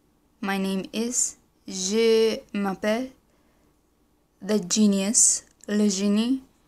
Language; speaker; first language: French; non-native, learner; English